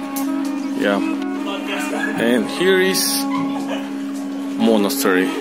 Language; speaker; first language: English; non-native, learner; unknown